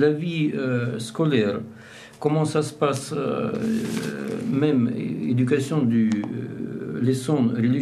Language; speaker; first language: French; non-native, learner; Russian